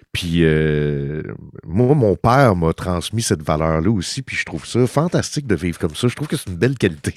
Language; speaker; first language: French; early bilingual, heritage; French